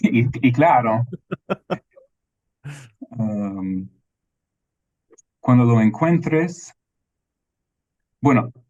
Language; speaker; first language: Spanish; non-native, fluent; English